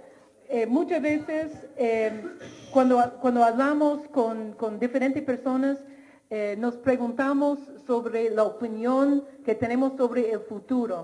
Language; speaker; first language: Spanish; non-native, fluent; English